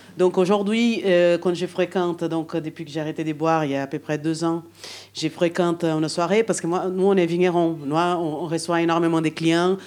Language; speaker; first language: French; non-native, fluent; Portuguese